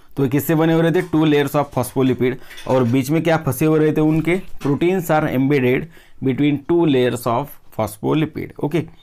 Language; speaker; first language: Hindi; non-native, local second language; Marathi